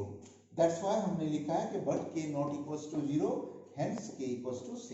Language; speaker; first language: English; non-native, local second language; Hindi